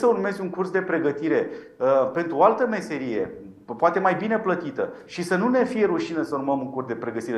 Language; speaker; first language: Romanian; native; Romanian